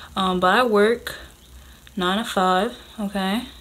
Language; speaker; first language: English; native; English